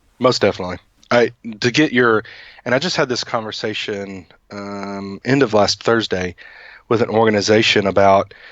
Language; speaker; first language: English; native; English